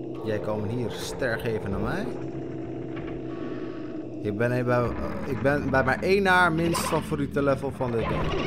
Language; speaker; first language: Dutch; native; Dutch